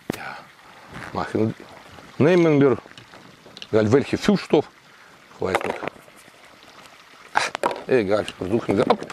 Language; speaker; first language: German; non-native, learner; Russian